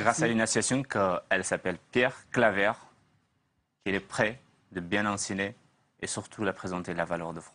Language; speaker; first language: French; non-native, learner; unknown